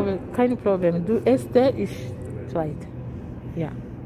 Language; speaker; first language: German; non-native, learner; Lingala